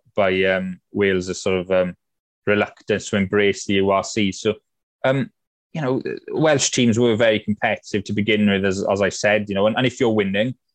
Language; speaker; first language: English; native; English